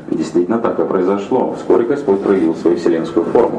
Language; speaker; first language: Russian; native; Russian